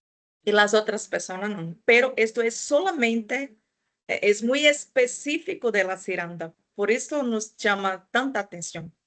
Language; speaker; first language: Spanish; non-native, fluent; Portuguese